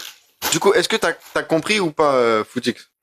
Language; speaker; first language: French; native; French